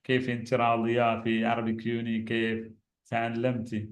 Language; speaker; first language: Arabic; non-native, fluent; Malayalam